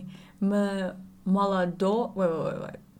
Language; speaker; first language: Russian; non-native, learner; English